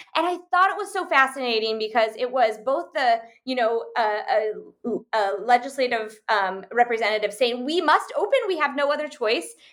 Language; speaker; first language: English; native; English